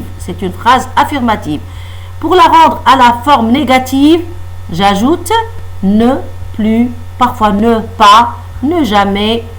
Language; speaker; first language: French; non-native, local second language; Arabic